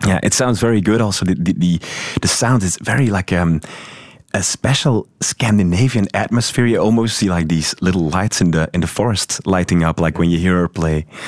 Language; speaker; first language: English; non-native, fluent; Dutch